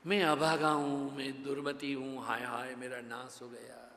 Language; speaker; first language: Hindi; non-native, local second language; Gujarati